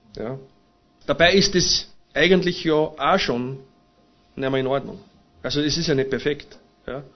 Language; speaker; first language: German; native; German